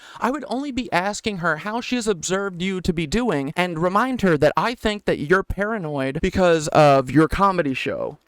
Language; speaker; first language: English; native; English